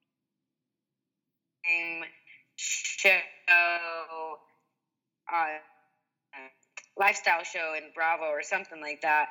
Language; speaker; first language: English; native; English